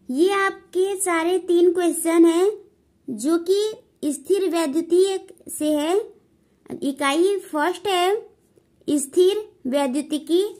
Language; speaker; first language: Hindi; native; Hindi